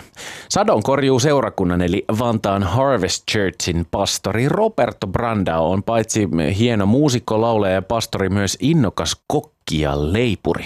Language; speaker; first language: Finnish; native; Finnish